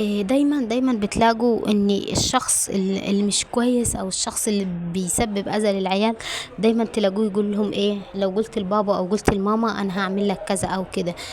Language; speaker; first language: Arabic; native; Arabic